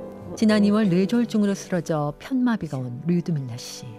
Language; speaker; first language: Korean; native; Korean